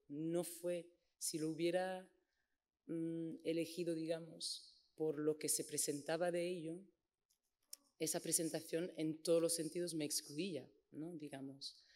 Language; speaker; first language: Spanish; non-native, fluent; English